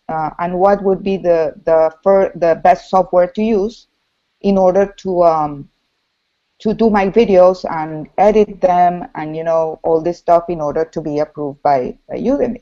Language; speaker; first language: English; non-native, fluent; Spanish